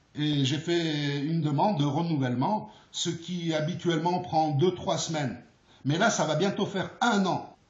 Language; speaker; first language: French; early bilingual, other home language; Arabic